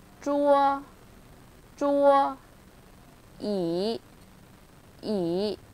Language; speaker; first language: Chinese; non-native, fluent; Vietnamese